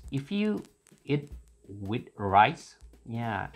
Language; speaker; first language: English; non-native, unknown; Korean